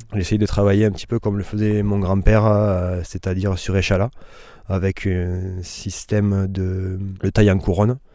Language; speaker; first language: French; native; French